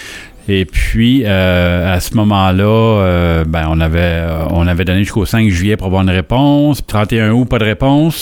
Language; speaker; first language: French; native; French